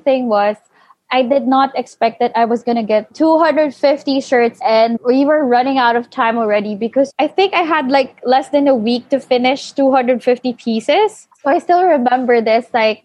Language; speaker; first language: English; non-native, local second language; Filipino